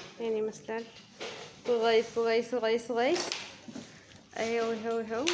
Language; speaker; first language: Arabic; non-native, learner; Amharic